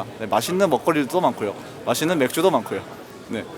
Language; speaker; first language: Korean; native; Korean